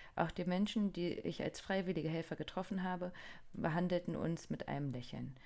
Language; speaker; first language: German; non-native, fluent; Japanese